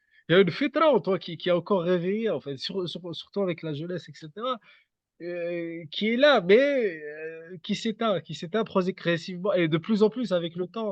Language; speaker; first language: French; native; French